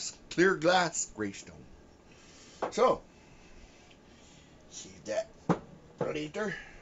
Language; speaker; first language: English; early bilingual, other home language; French